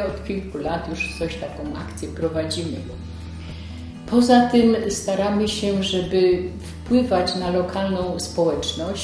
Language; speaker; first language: Polish; native; Polish